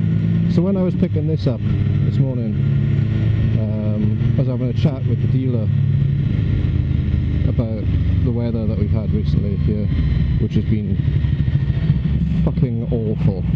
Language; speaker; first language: English; native; English